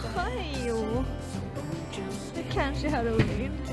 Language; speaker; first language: Swedish; non-native, learner; Japanese